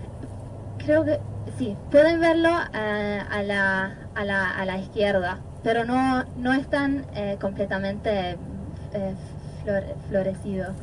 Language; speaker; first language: Spanish; non-native, fluent; Norwegian